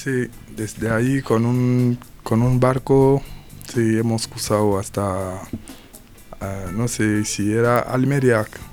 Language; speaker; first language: Spanish; non-native, learner; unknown